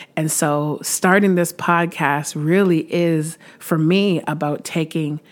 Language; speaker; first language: English; native; English